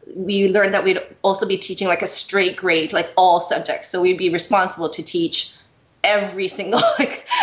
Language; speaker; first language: English; native; English